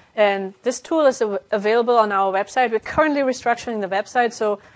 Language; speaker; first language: English; non-native, fluent; German